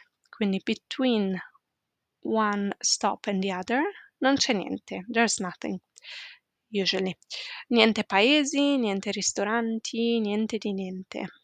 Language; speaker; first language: Italian; native; Italian